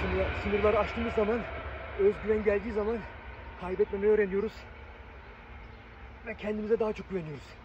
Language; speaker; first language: Turkish; early bilingual, heritage; Turkish